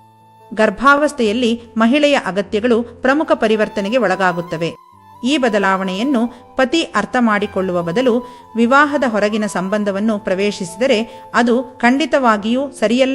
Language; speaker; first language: Kannada; native; Kannada